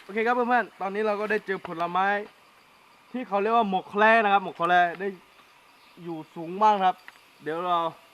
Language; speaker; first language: Thai; non-native, local second language; Akha